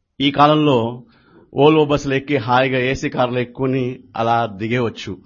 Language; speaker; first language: Telugu; native; Telugu